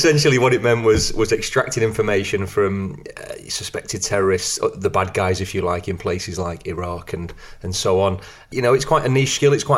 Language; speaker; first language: English; native; English